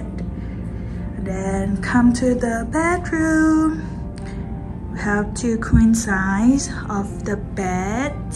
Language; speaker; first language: English; non-native, fluent; Thai